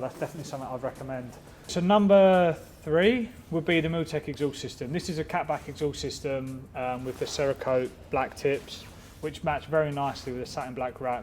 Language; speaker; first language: English; native; English